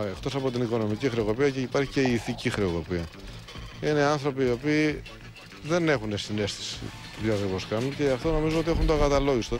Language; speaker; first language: Greek; native; Greek